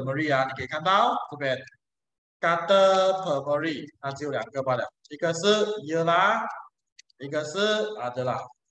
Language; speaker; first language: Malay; non-native, local second language; Chinese